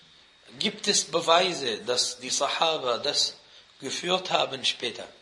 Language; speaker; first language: German; non-native, fluent; Arabic